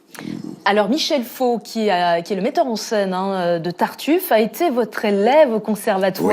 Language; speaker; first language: French; native; French